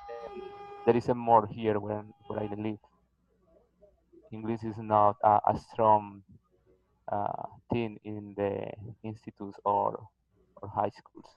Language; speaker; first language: English; non-native, learner; Spanish